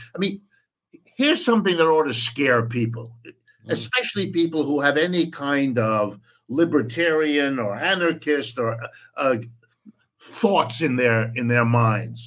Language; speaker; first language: English; early bilingual, other home language; French